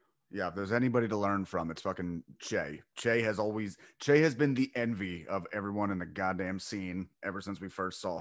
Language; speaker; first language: English; native; English